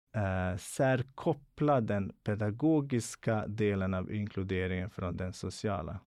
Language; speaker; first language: Swedish; non-native, fluent; Bosnian